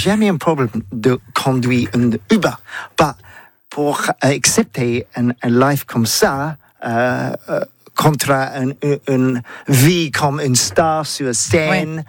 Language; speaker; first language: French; non-native, learner; English